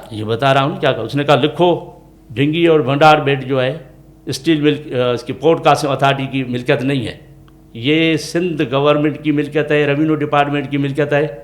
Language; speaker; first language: Urdu; non-native, local second language; Sindhi